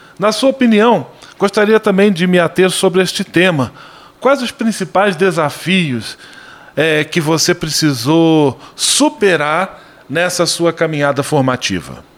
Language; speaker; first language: Portuguese; native; Portuguese